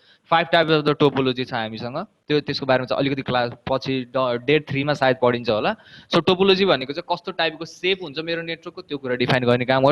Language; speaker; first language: Nepali; native; Nepali